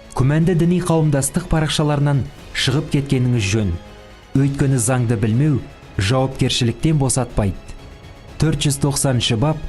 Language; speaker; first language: Kazakh; native; Kazakh